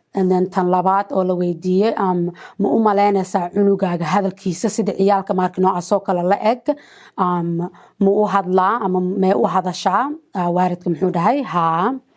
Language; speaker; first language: Somali; early bilingual, heritage; Somali